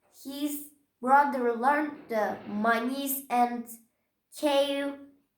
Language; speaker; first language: English; non-native, learner; Turkish